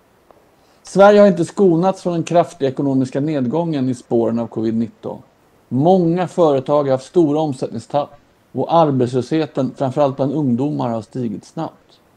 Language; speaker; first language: Swedish; native; Swedish